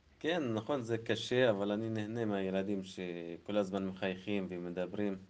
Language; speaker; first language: Hebrew; non-native, local second language; Arabic